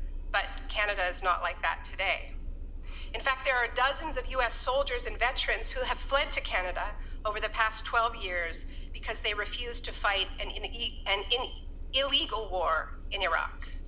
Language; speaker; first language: English; native; English